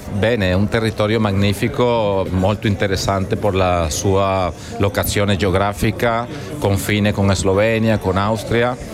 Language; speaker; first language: Italian; non-native, fluent; Spanish